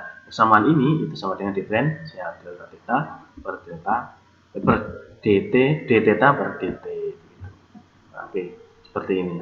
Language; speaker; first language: Indonesian; native; Indonesian